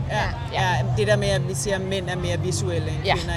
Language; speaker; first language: Danish; native; Danish